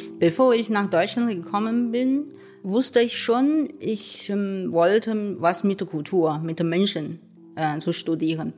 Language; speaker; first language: German; non-native, fluent; Chinese